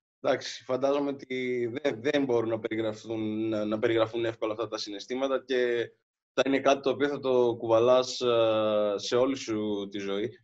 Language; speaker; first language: Greek; native; Greek